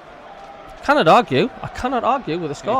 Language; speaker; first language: English; native; English